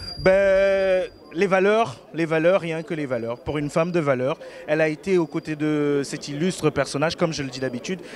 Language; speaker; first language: French; non-native, local second language; Lingala